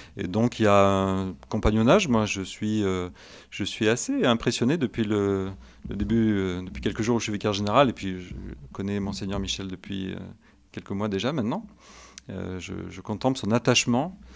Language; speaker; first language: French; native; French